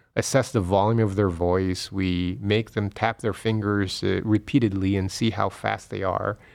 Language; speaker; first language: English; non-native, local second language; Filipino